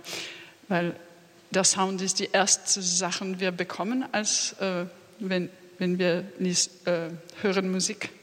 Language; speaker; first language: German; non-native, learner; French